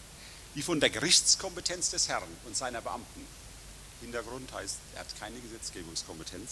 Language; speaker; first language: German; native; German